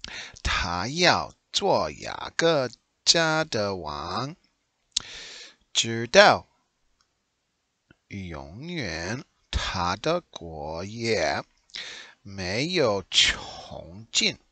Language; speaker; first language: Chinese; non-native, learner; English